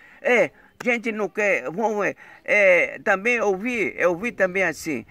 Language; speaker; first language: Portuguese; non-native, local second language; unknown